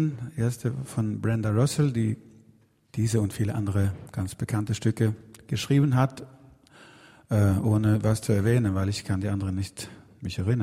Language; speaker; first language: German; non-native, learner; Swedish